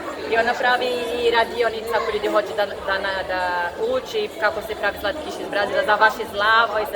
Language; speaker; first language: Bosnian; non-native, learner; Portuguese